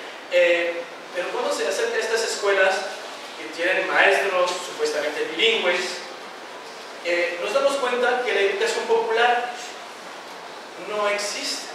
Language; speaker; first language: Spanish; non-native, fluent; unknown